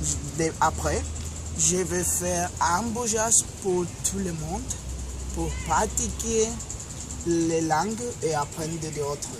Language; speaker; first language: French; non-native, learner; Spanish